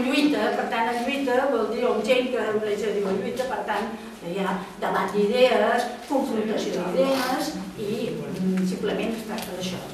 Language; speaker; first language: Catalan; native; Catalan